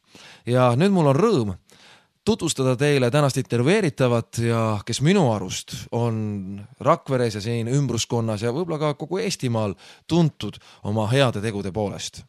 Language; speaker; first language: Estonian; native; Estonian